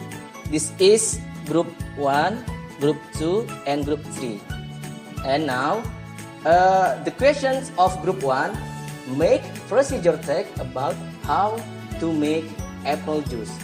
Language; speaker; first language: English; non-native, learner; Indonesian